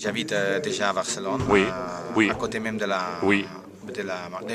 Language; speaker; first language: French; non-native, learner; Spanish